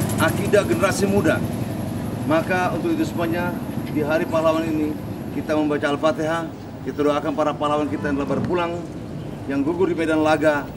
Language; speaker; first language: Indonesian; native; Indonesian